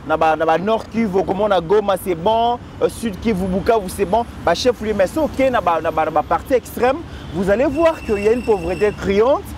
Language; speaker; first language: French; non-native, local second language; Lingala